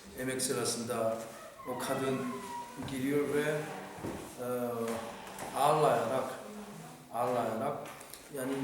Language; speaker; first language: Turkish; non-native, fluent; Korean